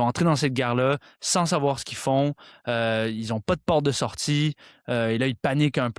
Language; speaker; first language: French; native; French